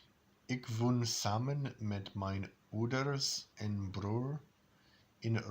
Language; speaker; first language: Dutch; non-native, learner; English